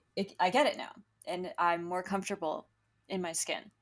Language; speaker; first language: English; early bilingual, other home language; Spanish